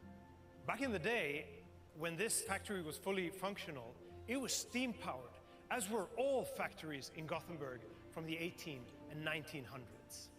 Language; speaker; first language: English; non-native, fluent; Swedish